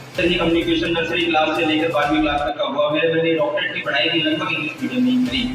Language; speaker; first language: Hindi; native; Hindi